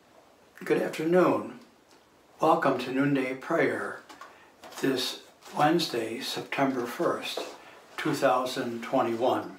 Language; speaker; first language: English; native; English